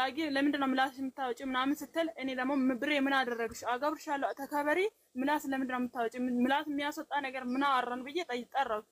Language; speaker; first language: Amharic; non-native, local second language; Oromo